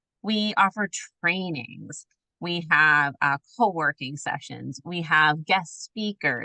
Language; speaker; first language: English; native; English